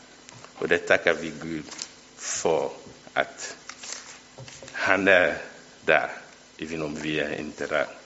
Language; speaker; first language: Swedish; non-native, fluent; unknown